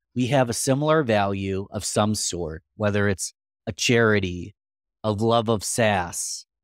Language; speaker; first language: English; native; English